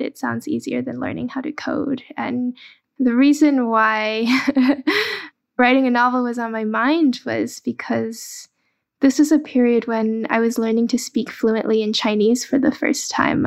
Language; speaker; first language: English; early bilingual, other home language; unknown